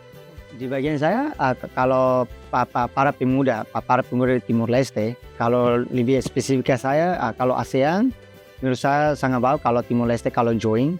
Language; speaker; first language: Indonesian; non-native, fluent; Tetum